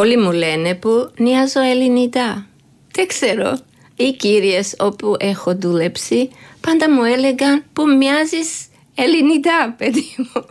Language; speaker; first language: Greek; non-native, learner; Georgian